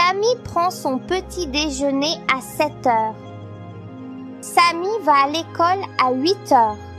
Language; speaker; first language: French; non-native, local second language; Arabic